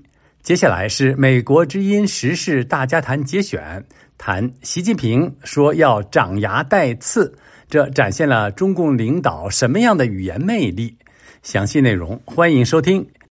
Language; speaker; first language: Chinese; native; Chinese